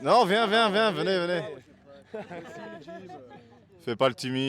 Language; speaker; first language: French; native; French